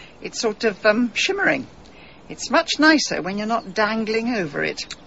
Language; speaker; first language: English; native; English